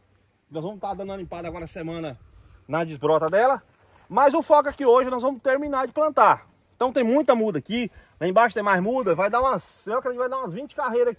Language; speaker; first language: Portuguese; native; Portuguese